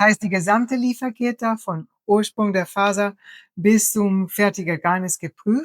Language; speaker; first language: German; non-native, fluent; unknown